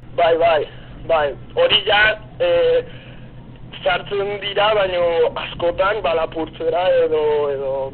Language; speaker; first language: Basque; non-native, local second language; Spanish